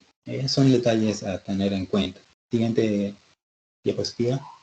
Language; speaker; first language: Spanish; native; Spanish